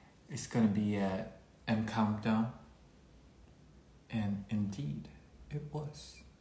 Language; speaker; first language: English; early bilingual, other home language; Korean